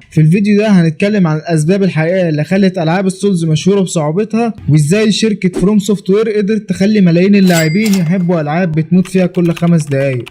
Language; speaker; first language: Arabic; native; Arabic